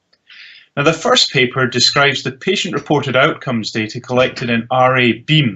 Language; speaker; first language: English; native; English